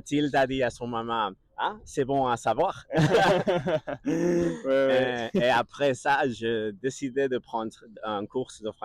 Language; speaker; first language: French; non-native, learner; Catalan